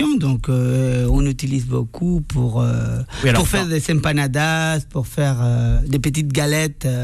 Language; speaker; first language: French; non-native, fluent; Spanish